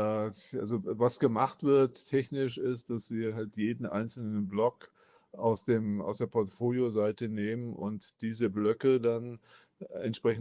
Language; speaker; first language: German; native; German